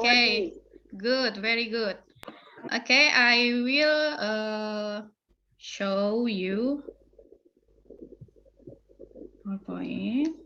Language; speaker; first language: English; non-native, fluent; Indonesian